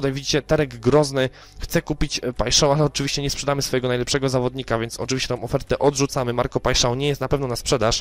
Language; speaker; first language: Polish; native; Polish